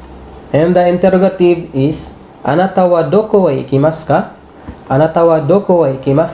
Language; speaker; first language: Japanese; non-native, fluent; English